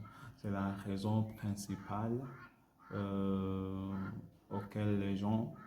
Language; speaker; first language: French; non-native, learner; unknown